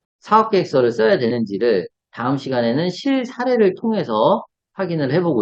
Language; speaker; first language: Korean; native; Korean